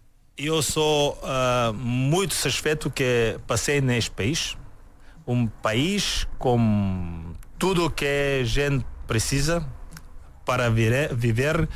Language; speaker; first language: Portuguese; non-native, learner; Bulgarian